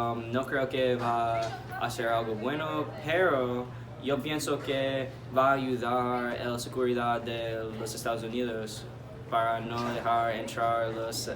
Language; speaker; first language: Spanish; non-native, learner; English